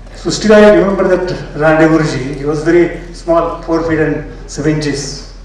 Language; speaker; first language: English; non-native, local second language; Marathi